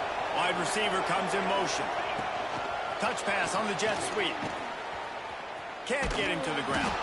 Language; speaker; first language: English; native; English